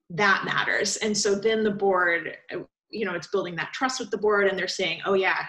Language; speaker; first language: English; native; English